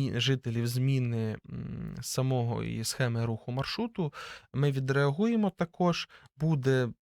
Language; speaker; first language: Ukrainian; native; Ukrainian